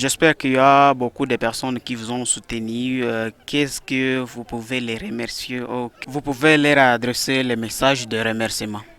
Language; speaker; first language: French; non-native, local second language; Swahili